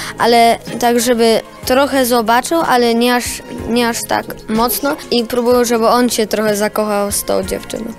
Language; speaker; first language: Polish; early bilingual, heritage; Polish